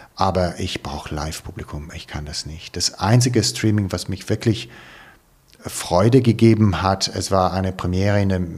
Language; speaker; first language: German; non-native, fluent; Italian